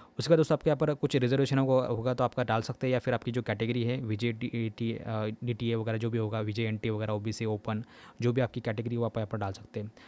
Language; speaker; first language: Hindi; non-native, local second language; Marathi